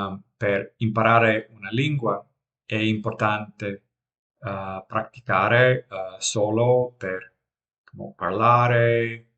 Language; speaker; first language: Italian; non-native, learner; English